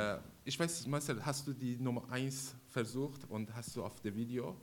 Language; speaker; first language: German; non-native, learner; Persian